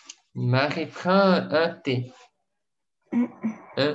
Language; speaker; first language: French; non-native, fluent; Russian